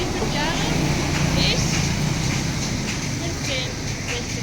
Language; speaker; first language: German; non-native, fluent; French